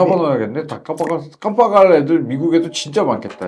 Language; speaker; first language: Korean; native; Korean